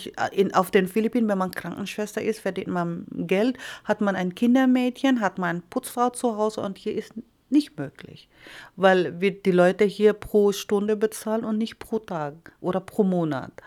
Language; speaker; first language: German; non-native, fluent; Iloko